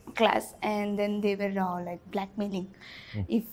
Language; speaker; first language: English; non-native, local second language; Bhojpuri